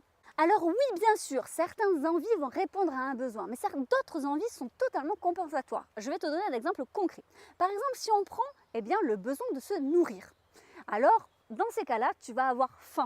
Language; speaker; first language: French; native; French